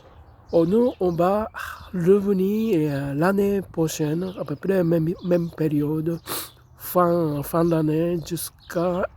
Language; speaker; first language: French; non-native, fluent; Japanese